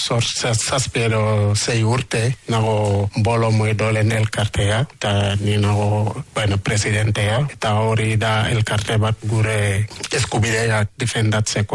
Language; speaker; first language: Basque; non-native, learner; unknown